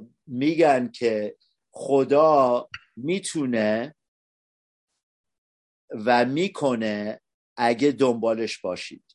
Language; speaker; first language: Persian; early bilingual, heritage; Persian